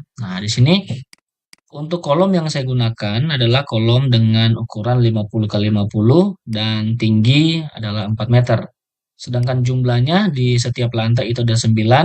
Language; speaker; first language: Indonesian; native; Indonesian